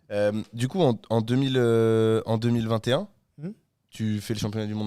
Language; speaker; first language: French; native; French